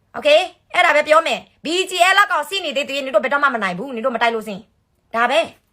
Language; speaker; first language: Burmese; non-native, local second language; S'gaw Karen